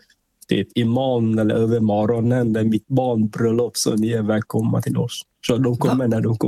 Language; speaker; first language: Swedish; non-native, fluent; Vietnamese